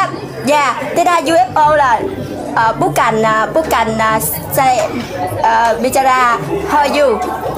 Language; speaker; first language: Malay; non-native, learner; Vietnamese